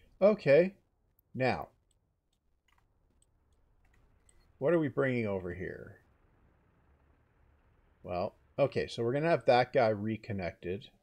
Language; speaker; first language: English; native; English